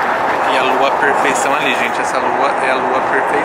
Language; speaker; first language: Portuguese; native; Portuguese